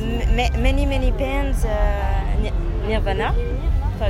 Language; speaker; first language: English; non-native, learner; French